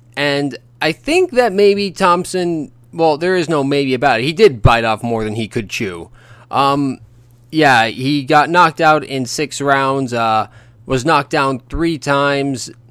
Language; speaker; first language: English; native; English